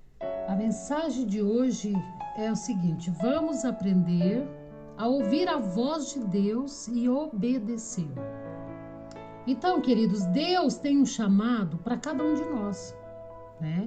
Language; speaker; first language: Portuguese; native; Portuguese